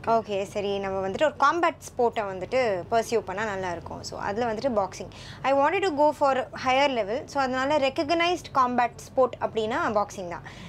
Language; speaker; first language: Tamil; non-native, local second language; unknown